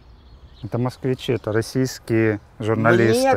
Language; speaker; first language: Russian; native; Russian